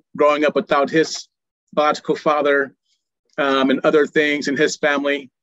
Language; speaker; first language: English; native; English